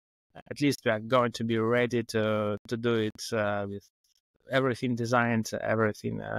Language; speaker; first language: English; non-native, fluent; Russian